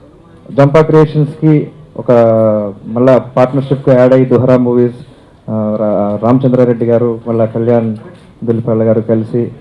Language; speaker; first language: Telugu; native; Telugu